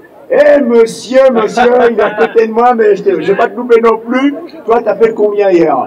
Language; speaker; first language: French; non-native, local second language; Arabic